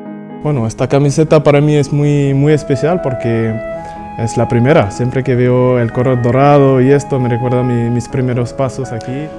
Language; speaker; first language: Spanish; non-native, fluent; French